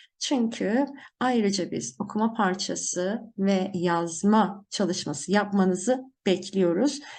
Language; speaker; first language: Turkish; native; Turkish